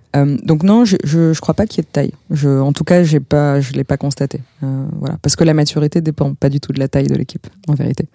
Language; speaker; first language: French; native; French